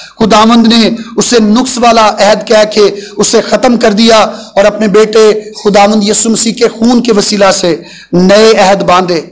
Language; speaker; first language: Urdu; non-native, local second language; Punjabi